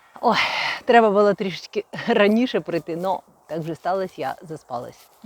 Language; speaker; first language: Ukrainian; non-native, local second language; Russian